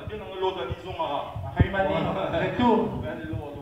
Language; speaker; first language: French; non-native, local second language; Lingala